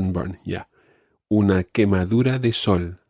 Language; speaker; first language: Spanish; non-native, fluent; English